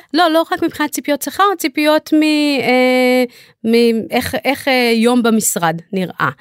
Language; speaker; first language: Hebrew; native; Hebrew